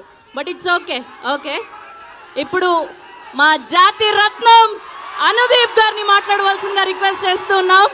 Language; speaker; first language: Telugu; native; Telugu